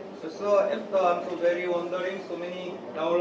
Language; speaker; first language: English; non-native, learner; Korean